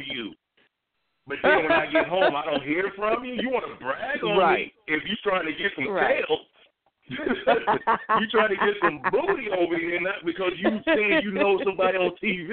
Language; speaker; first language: English; native; English